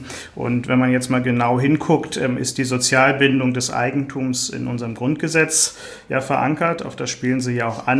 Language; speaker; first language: German; native; German